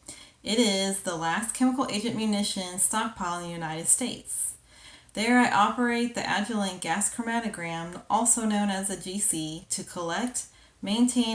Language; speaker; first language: English; native; English